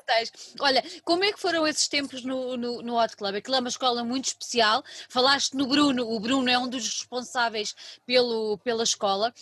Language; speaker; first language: Portuguese; native; Portuguese